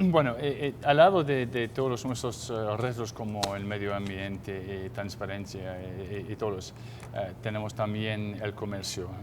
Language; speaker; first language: Spanish; non-native, fluent; English